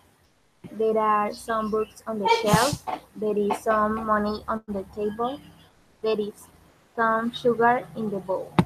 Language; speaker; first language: English; non-native, learner; Spanish